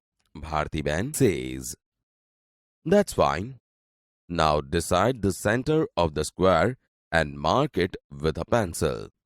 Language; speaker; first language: English; non-native, local second language; Gujarati